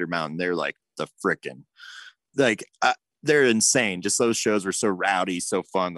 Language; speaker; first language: English; native; English